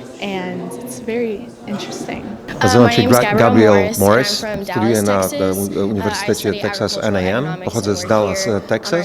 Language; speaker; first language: Polish; non-native, learner; English